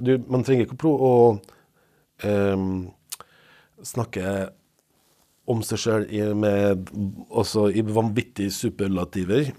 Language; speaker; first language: Norwegian; non-native, fluent; Serbian